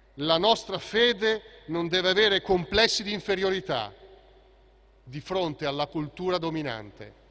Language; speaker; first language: Italian; native; Italian